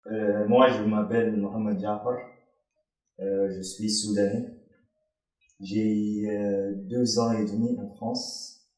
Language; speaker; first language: French; non-native, learner; Arabic